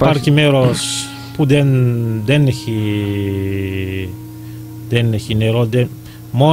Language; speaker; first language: Greek; non-native, learner; Malagasy